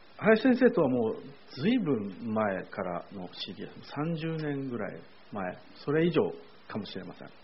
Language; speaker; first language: Japanese; native; Japanese